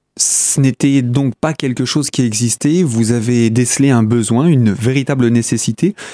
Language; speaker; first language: French; native; French